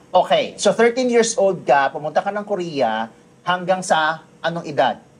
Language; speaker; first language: Filipino; native; Filipino